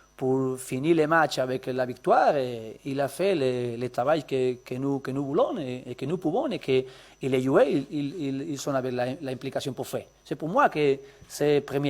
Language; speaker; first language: French; non-native, learner; Spanish